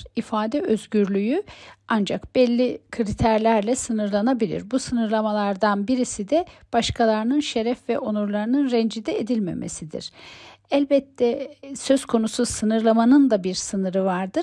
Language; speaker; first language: Turkish; native; Turkish